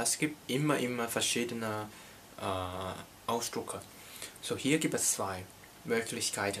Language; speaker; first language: German; non-native, learner; Cantonese